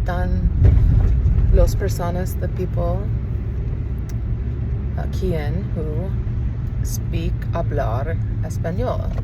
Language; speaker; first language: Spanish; non-native, learner; English